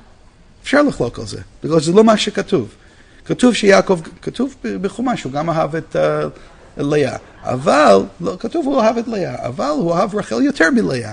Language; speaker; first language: Hebrew; non-native, fluent; English